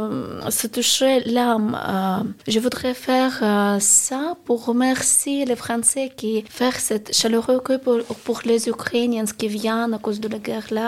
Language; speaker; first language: French; non-native, learner; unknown